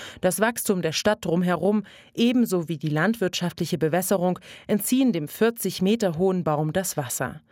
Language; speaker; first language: German; native; German